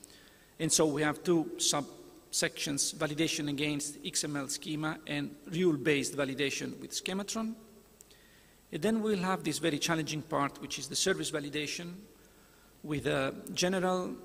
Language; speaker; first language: English; non-native, fluent; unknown